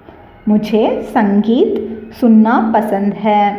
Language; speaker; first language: Hindi; non-native, learner; Tamil